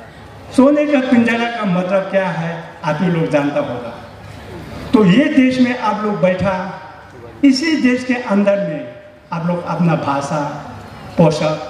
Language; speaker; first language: Hindi; non-native, learner; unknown